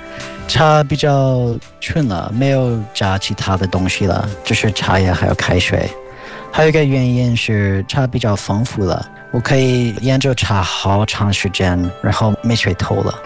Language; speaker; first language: Chinese; non-native, fluent; English